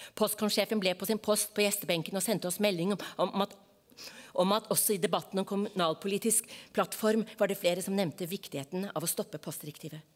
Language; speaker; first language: Norwegian; native; Norwegian